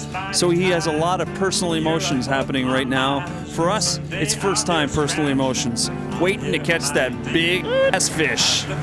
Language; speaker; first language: English; native; English